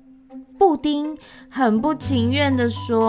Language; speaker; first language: Chinese; native; Chinese